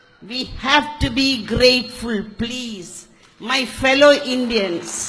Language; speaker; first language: English; non-native, local second language; Malayalam